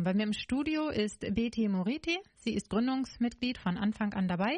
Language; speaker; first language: German; native; German